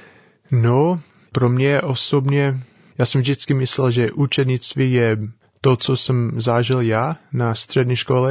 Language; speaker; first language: Czech; non-native, fluent; English